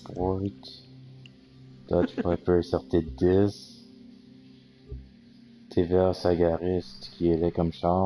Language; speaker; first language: French; native; French